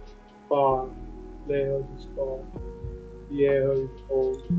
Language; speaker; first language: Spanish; non-native, learner; English